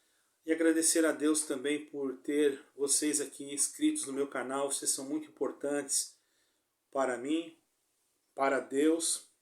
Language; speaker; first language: Portuguese; native; Portuguese